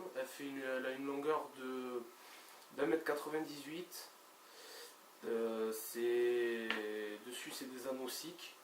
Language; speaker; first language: French; native; French